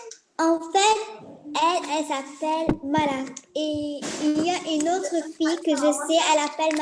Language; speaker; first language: French; non-native, learner; Arabic